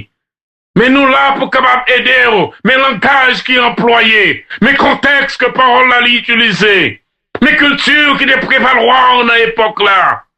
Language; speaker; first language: French; non-native, local second language; Haitian Creole